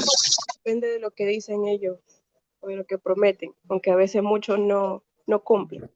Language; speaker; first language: Spanish; native; Spanish